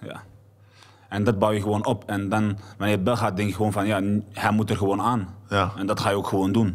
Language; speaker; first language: Dutch; early bilingual, other home language; Arabic